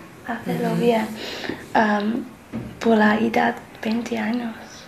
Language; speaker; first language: Spanish; non-native, learner; English